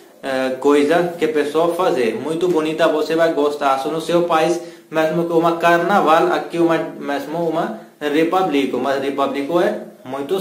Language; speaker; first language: Portuguese; non-native, learner; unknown